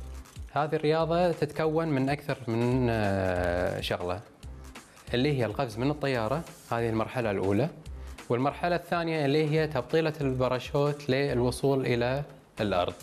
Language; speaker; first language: Arabic; native; Arabic